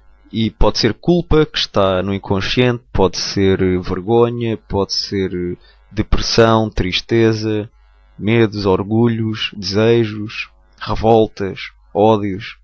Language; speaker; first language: Portuguese; native; Portuguese